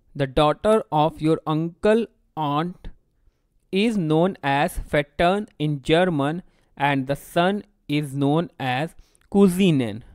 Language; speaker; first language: English; non-native, local second language; Hindi